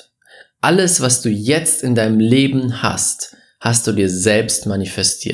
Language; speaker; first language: German; native; German